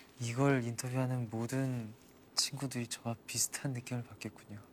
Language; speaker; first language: Korean; native; Korean